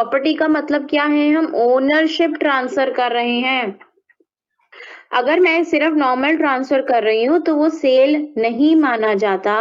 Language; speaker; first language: Hindi; native; Hindi